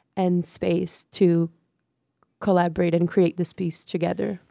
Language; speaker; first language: English; non-native, fluent; Portuguese